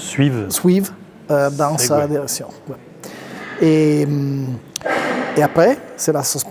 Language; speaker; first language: French; non-native, learner; Italian